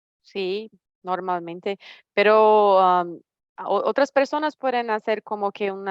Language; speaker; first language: Spanish; non-native, fluent; Portuguese